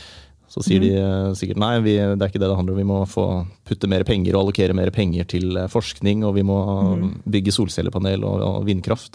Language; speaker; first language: Norwegian; native; Norwegian